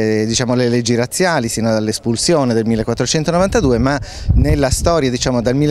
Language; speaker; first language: Italian; native; Italian